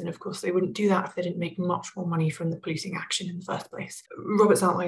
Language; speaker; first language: English; native; English